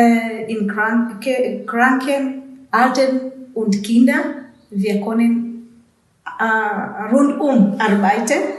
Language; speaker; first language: German; non-native, learner; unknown